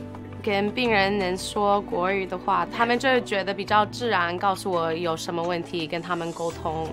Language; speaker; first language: Chinese; early bilingual, heritage; English